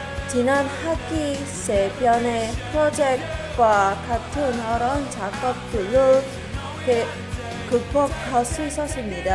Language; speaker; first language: Korean; non-native, learner; Indonesian